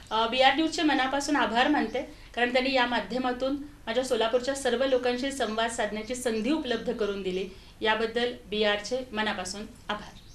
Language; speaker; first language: Marathi; non-native, local second language; Telugu